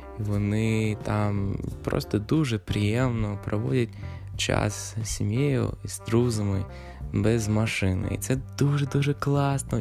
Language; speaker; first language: Ukrainian; non-native, fluent; English